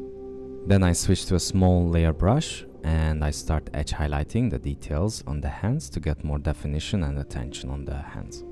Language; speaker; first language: English; non-native, fluent; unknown